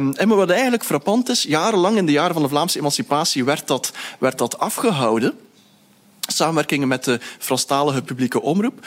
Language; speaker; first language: Dutch; native; Dutch